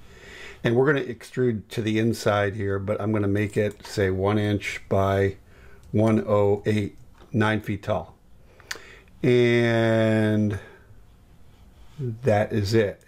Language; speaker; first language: English; native; English